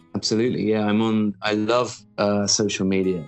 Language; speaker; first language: English; native; English